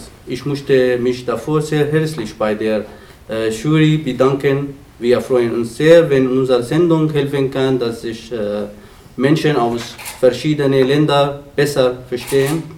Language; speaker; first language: German; non-native, learner; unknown